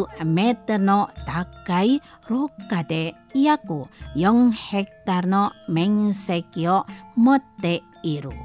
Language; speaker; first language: Japanese; non-native, learner; Indonesian